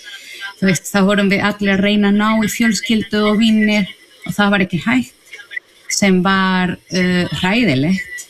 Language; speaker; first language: Icelandic; non-native, fluent; Spanish